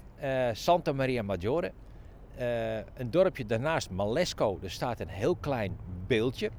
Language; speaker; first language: Dutch; native; Dutch